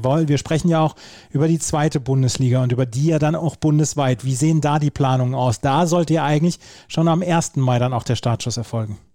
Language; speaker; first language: German; native; German